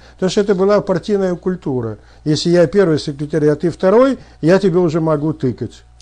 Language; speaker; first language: Russian; native; Russian